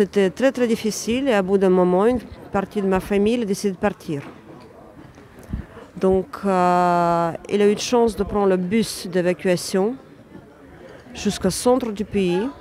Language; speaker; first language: French; non-native, fluent; Ukrainian